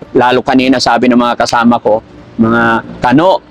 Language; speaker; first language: Filipino; native; Filipino